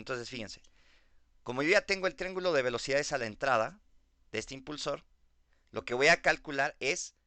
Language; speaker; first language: Spanish; native; Spanish